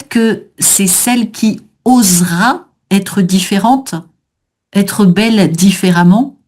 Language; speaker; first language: French; native; French